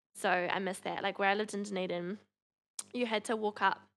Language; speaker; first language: English; native; English